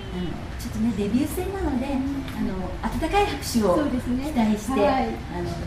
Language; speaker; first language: Japanese; native; Japanese